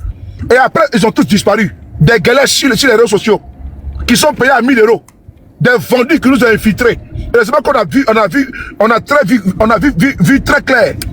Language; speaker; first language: French; native; French